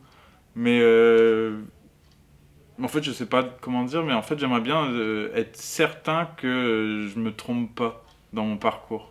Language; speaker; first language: French; native; French